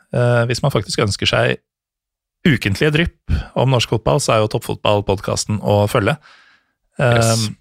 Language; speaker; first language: Norwegian; native; Norwegian